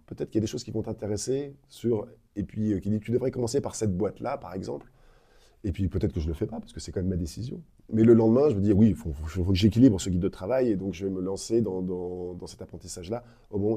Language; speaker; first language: French; native; French